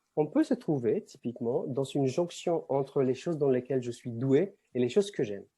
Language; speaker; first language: French; non-native, fluent; Spanish